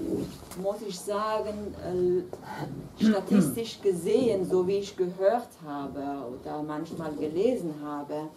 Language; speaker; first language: German; non-native, fluent; Kurdish